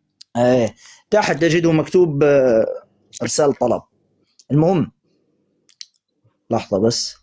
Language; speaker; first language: Arabic; native; Arabic